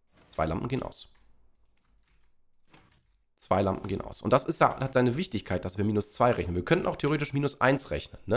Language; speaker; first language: German; native; German